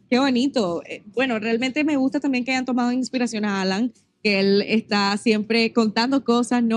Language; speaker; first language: Spanish; native; Spanish